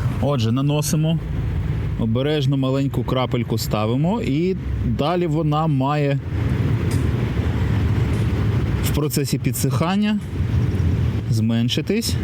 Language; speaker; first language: Ukrainian; native; Ukrainian